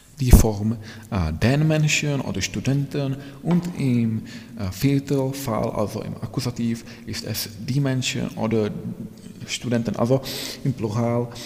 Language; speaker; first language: German; non-native, fluent; Czech